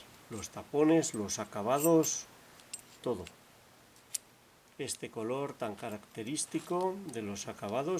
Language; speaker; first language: Spanish; native; Spanish